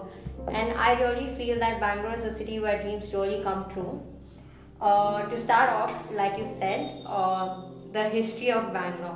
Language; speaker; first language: English; non-native, local second language; Hindi